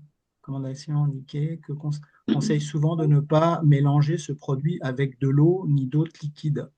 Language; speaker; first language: French; native; French